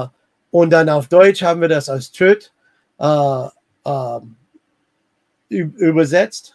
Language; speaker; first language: German; non-native, learner; English